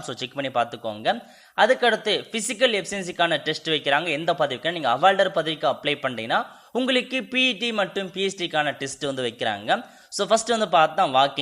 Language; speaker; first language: Tamil; native; Tamil